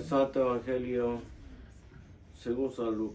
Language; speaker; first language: Spanish; native; Spanish